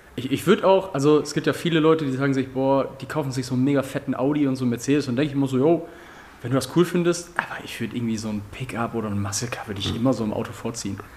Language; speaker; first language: German; native; German